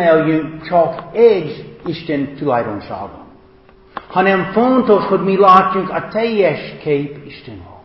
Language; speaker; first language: Hungarian; non-native, fluent; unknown